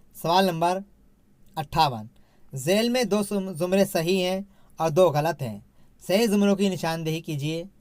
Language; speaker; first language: Urdu; native; Urdu